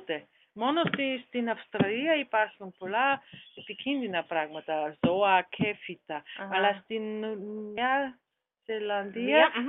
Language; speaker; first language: Greek; non-native, learner; German